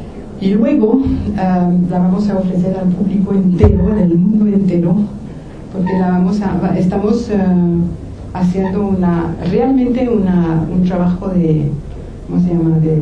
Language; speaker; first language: Spanish; non-native, fluent; French